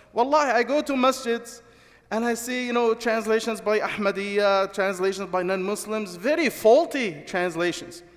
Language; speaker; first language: English; non-native, fluent; Arabic